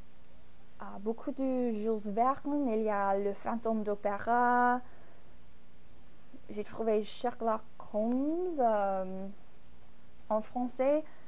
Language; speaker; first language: French; non-native, fluent; English